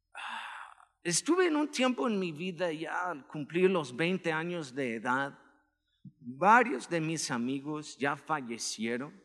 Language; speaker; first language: Spanish; non-native, fluent; English